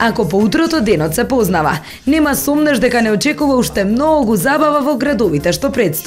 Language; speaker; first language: Macedonian; native; Macedonian